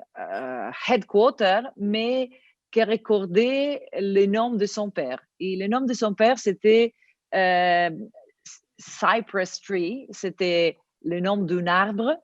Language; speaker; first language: French; non-native, learner; Italian